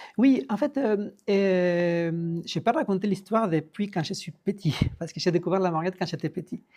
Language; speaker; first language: French; non-native, fluent; Spanish